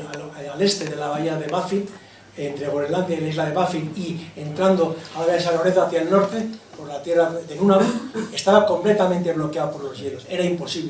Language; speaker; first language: Spanish; native; Spanish